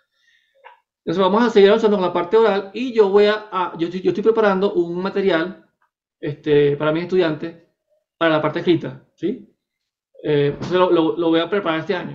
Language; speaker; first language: Spanish; native; Spanish